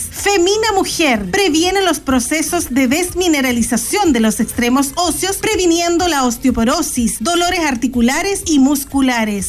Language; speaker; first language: Spanish; native; Spanish